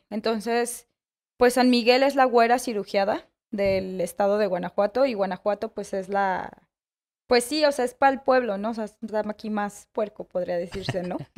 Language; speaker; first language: Spanish; native; Spanish